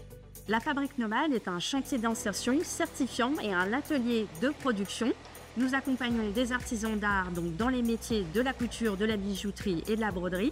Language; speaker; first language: French; native; French